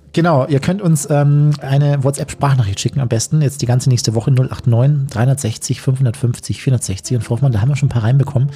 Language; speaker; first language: German; native; German